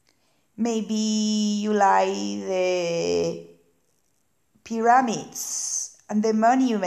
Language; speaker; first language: English; non-native, fluent; Spanish